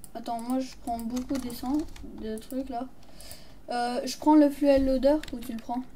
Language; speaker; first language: French; native; French